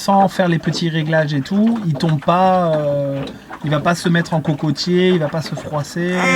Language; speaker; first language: French; native; French